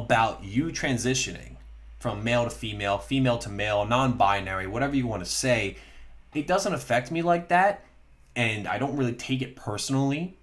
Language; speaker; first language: English; native; English